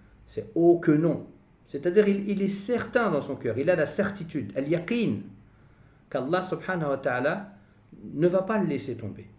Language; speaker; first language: French; native; French